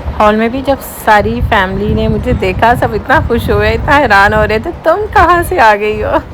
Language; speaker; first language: Urdu; native; Urdu